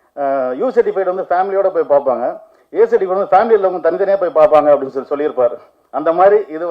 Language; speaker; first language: Tamil; native; Tamil